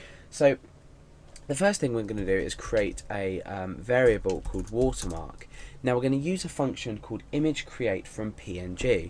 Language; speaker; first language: English; native; English